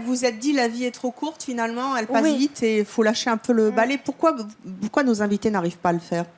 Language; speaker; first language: French; native; French